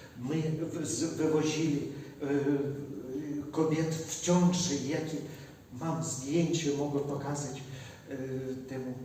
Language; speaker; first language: Polish; non-native, learner; Ukrainian